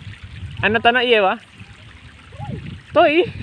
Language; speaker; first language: Japanese; non-native, learner; Indonesian